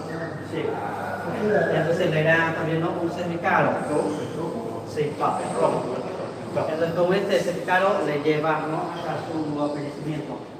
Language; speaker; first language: Spanish; non-native, fluent; Vietnamese